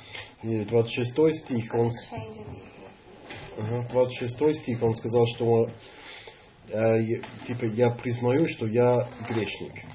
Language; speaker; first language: Russian; non-native, fluent; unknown